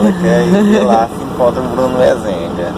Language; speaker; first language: Portuguese; native; Portuguese